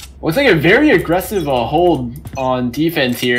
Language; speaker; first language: English; native; English